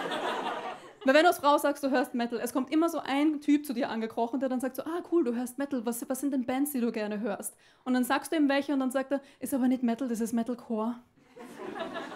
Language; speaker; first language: German; native; German